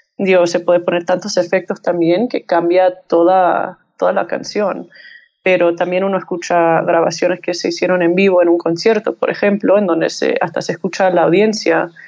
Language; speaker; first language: Spanish; early bilingual, heritage; English